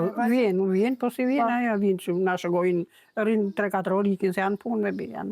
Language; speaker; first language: Albanian; native; Albanian